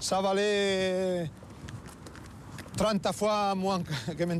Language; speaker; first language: French; non-native, learner; Spanish